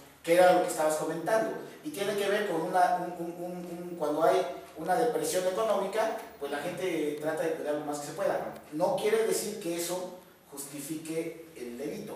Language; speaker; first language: Spanish; native; Spanish